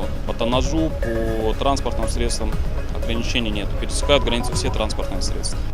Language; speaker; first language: Russian; native; Russian